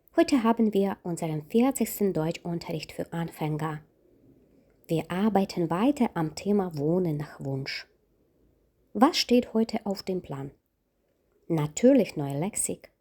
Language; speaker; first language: German; non-native, fluent; Ukrainian